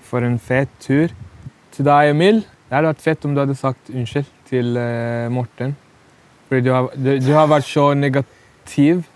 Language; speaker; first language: Norwegian; non-native, fluent; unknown